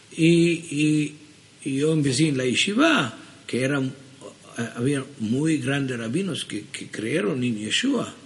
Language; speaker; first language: Spanish; early bilingual, heritage; Spanish